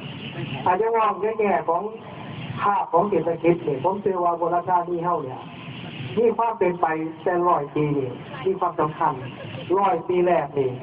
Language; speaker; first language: Thai; non-native, local second language; Lao